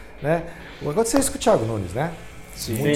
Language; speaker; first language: Portuguese; native; Portuguese